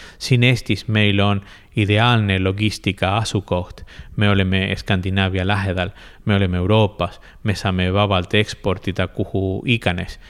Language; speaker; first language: Estonian; non-native, fluent; Spanish